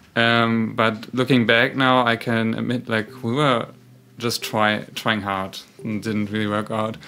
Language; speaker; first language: English; non-native, fluent; German